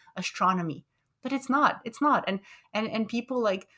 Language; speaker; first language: English; early bilingual, other home language; Romanian